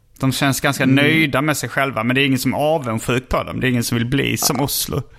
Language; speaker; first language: Swedish; native; Swedish